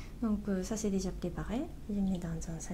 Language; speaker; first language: French; non-native, learner; Japanese